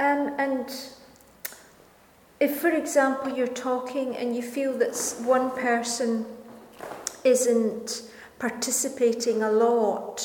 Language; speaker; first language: English; non-native, fluent; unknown